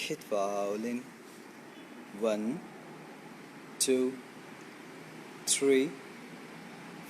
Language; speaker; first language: Vietnamese; non-native, learner; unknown